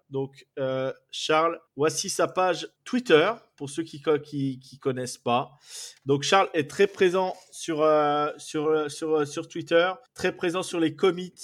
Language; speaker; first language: French; native; French